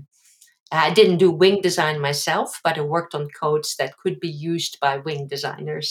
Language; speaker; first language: English; non-native, fluent; Dutch